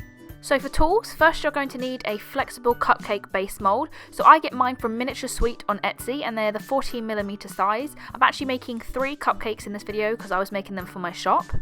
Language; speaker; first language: English; native; English